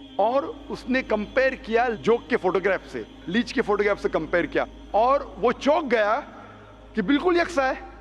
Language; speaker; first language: Hindi; non-native, local second language; Konkani